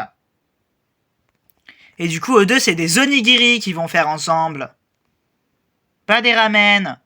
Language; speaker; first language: French; native; French